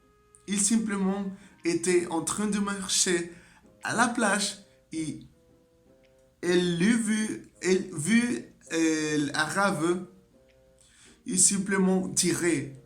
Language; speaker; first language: French; non-native, learner; Spanish